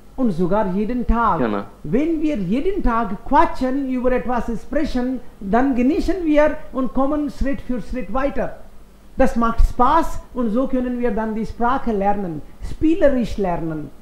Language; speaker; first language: German; non-native, fluent; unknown